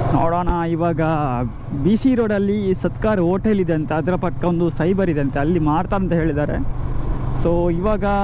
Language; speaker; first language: Kannada; non-native, local second language; Tulu